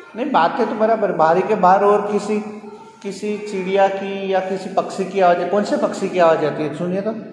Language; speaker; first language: Hindi; non-native, local second language; Gujarati